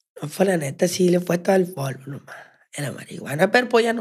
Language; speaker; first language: Spanish; native; Spanish